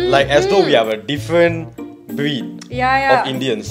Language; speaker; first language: English; non-native, local second language; Tamil